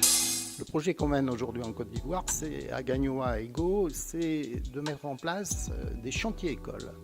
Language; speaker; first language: French; native; French